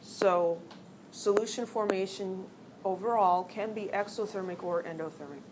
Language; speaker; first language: English; native; English